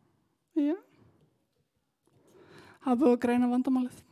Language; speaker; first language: Icelandic; native; Icelandic